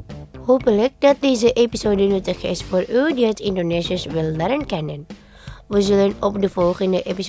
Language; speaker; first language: Dutch; non-native, learner; Indonesian